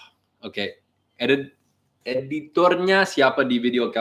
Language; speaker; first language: Indonesian; non-native, learner; English